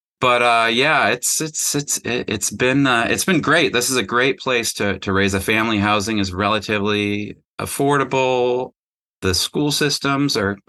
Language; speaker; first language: English; native; English